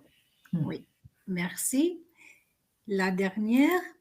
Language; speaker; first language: French; non-native, fluent; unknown